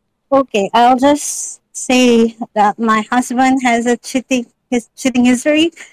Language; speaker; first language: English; non-native, local second language; Filipino